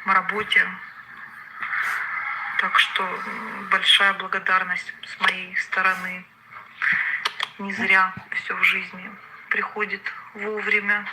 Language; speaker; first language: Russian; native; Russian